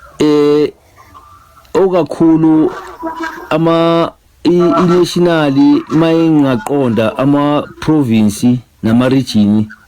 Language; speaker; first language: Zulu; native; Zulu